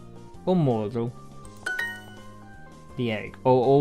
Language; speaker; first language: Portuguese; non-native, learner; English